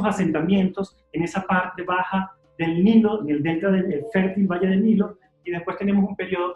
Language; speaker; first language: Spanish; native; Spanish